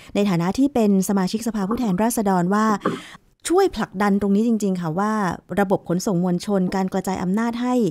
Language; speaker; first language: Thai; native; Thai